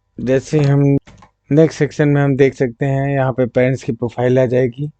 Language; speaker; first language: Hindi; native; Hindi